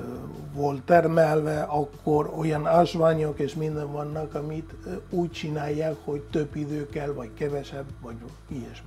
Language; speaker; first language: Hungarian; non-native, fluent; Spanish